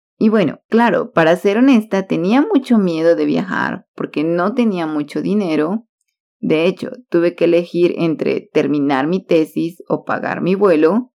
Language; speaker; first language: Spanish; native; Spanish